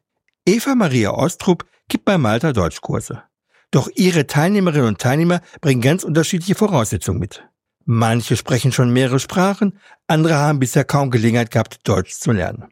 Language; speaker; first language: German; native; German